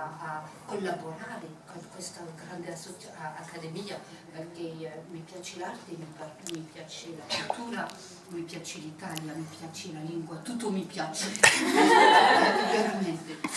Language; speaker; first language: Italian; non-native, fluent; French